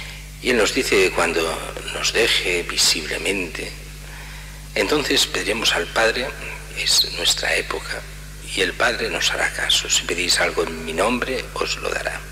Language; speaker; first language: Spanish; native; Spanish